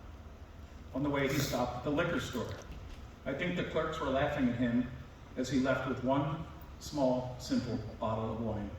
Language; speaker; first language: English; native; English